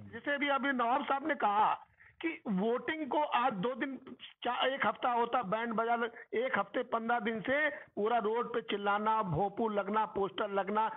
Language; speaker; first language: Hindi; native; Hindi